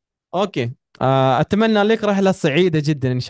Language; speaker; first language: Arabic; non-native, fluent; Urdu